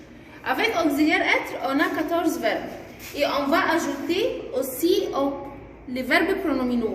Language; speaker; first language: French; non-native, fluent; Arabic